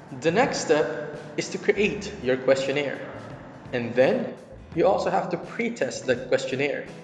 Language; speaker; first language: English; non-native, local second language; Filipino